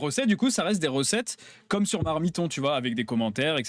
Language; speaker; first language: French; native; French